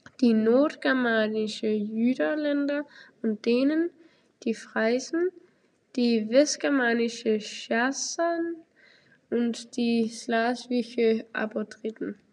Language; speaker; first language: German; non-native, learner; Danish